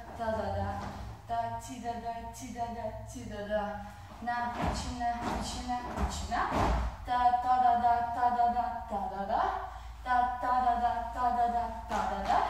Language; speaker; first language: Russian; non-native, fluent; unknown